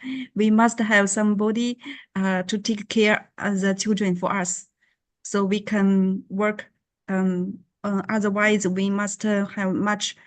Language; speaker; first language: English; non-native, learner; Chinese